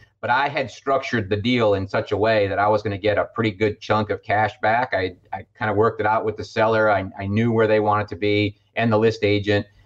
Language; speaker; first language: English; native; English